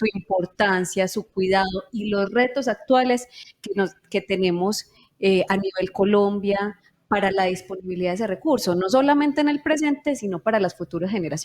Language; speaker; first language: Spanish; native; Spanish